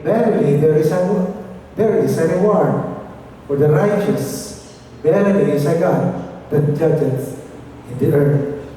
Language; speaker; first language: English; non-native, local second language; Filipino